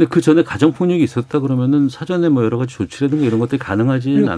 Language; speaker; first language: Korean; native; Korean